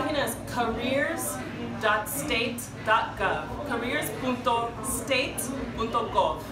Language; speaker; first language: Spanish; non-native, fluent; English